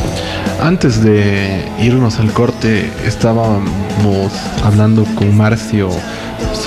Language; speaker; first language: Spanish; native; Spanish